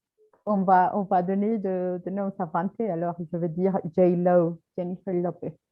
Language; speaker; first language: French; non-native, fluent; Spanish